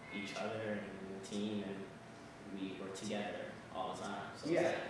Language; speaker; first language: English; native; English